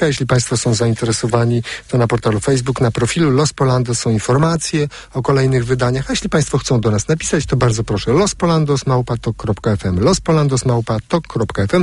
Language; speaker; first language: Polish; native; Polish